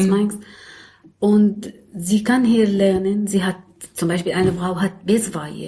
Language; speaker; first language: German; non-native, learner; Arabic